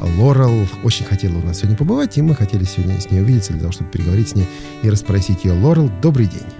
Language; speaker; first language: Russian; native; Russian